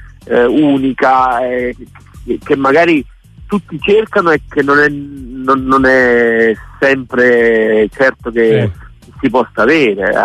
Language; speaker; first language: Italian; native; Italian